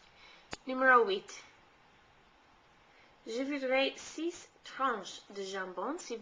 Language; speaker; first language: French; non-native, fluent; English